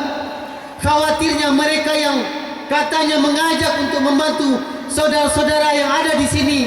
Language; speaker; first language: Indonesian; native; Indonesian